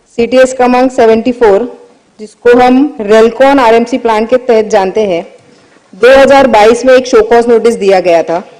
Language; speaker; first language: Hindi; native; Hindi